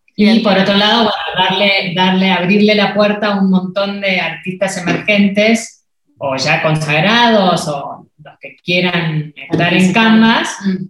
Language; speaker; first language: Spanish; native; Spanish